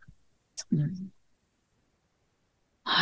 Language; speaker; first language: Japanese; non-native, learner; German